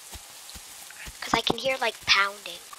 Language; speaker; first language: English; native; English